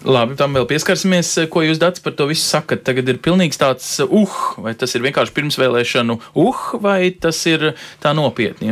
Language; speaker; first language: Latvian; native; Latvian